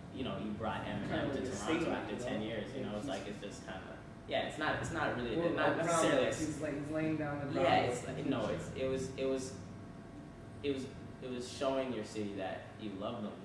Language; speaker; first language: English; native; English